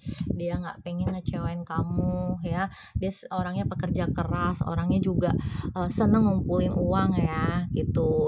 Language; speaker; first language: Indonesian; native; Indonesian